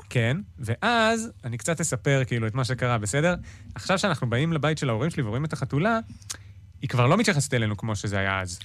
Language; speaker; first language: Hebrew; native; Hebrew